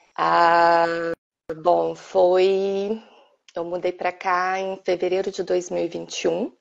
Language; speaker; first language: Portuguese; native; Portuguese